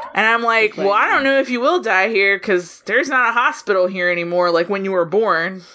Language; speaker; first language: English; native; English